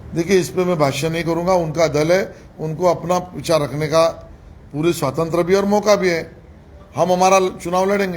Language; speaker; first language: Hindi; non-native, local second language; Marathi